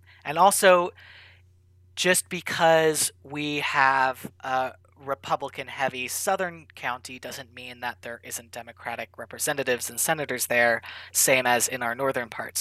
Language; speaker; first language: English; native; English